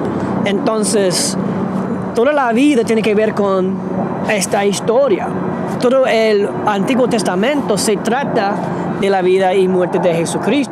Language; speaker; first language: Spanish; non-native, fluent; English